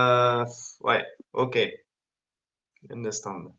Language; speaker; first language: English; non-native, learner; French